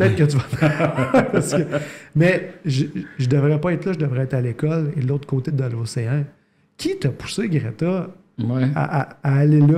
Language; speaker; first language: French; native; French